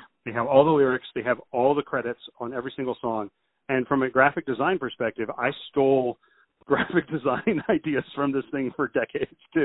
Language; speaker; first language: English; native; English